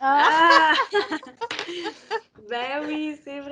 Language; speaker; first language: French; native; French